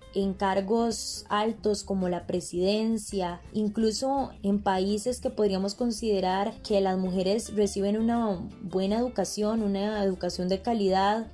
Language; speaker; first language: Spanish; native; Spanish